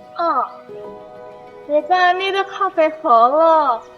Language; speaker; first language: Chinese; non-native, learner; Indonesian